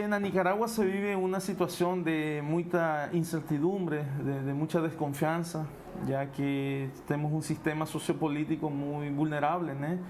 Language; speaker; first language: Portuguese; non-native, fluent; Spanish